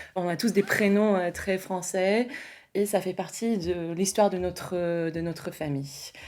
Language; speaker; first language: French; non-native, fluent; English